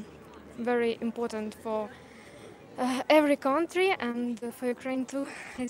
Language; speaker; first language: English; non-native, learner; Ukrainian